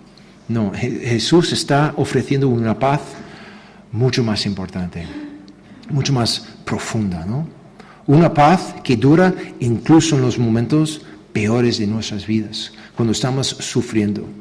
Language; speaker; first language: Spanish; non-native, fluent; English